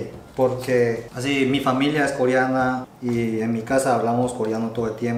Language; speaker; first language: Spanish; early bilingual, other home language; Korean